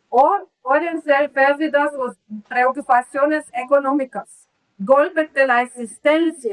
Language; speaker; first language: Spanish; non-native, learner; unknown